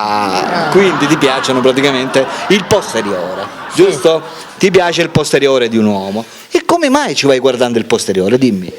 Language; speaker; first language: Italian; native; Italian